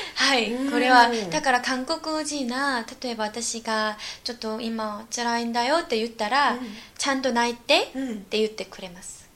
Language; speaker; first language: Japanese; non-native, fluent; Korean